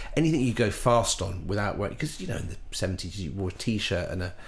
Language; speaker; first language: English; native; English